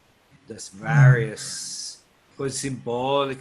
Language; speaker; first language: Portuguese; non-native, learner; English